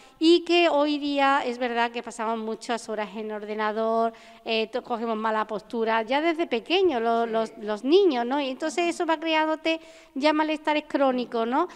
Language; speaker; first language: Spanish; native; Spanish